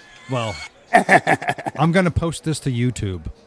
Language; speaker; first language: English; native; English